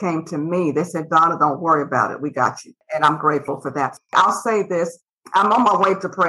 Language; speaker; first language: English; native; English